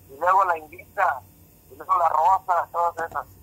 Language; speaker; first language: Spanish; native; Spanish